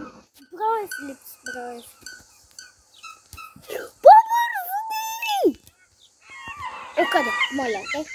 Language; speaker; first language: Bulgarian; non-native, local second language; Turkish